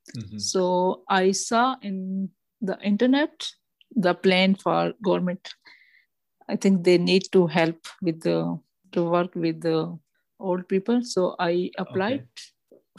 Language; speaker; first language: English; non-native, local second language; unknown